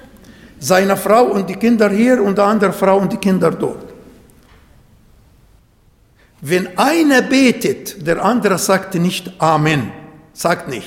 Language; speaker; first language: German; non-native, learner; Arabic